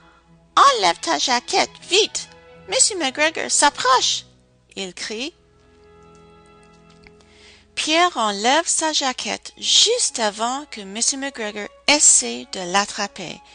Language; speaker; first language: French; non-native, fluent; English